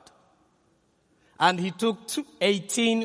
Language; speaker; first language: English; non-native, local second language; Nyanja